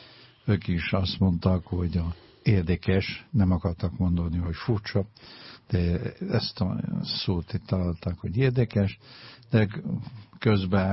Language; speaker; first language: Hungarian; non-native, fluent; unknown